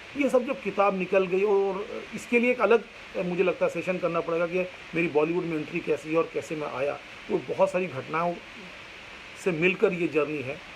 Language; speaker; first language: Hindi; non-native, local second language; Bangla